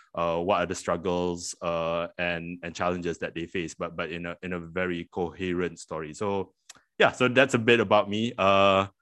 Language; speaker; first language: English; non-native, local second language; Malay